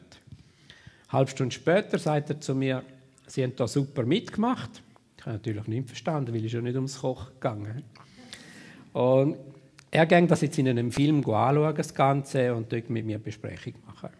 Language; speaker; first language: German; native; German